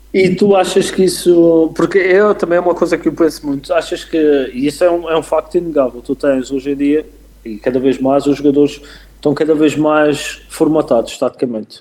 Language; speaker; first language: Portuguese; native; Portuguese